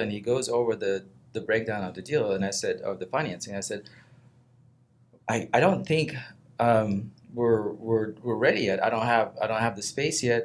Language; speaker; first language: English; non-native, fluent; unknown